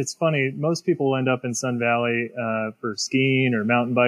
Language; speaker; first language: English; native; English